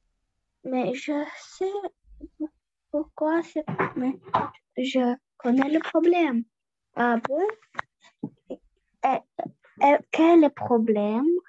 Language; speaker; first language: French; non-native, learner; Russian